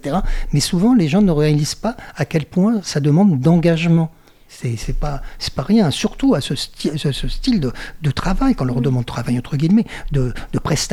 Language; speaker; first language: French; native; French